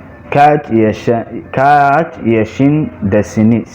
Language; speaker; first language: Turkish; non-native, learner; Somali